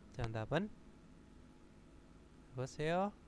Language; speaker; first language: Korean; non-native, fluent; Indonesian